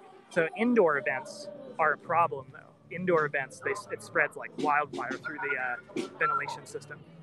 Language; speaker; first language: English; native; English